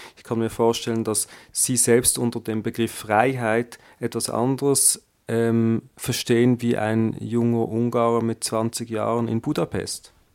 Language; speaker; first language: German; native; German